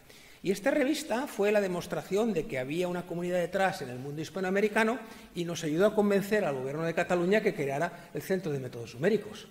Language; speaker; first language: Spanish; native; Spanish